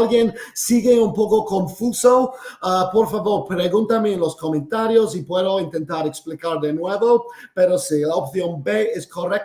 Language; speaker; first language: Spanish; non-native, fluent; English